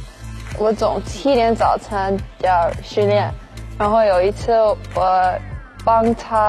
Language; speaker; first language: Chinese; early bilingual, heritage; Chinese